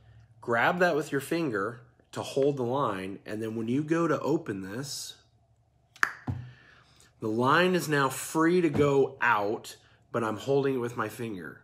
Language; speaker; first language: English; native; English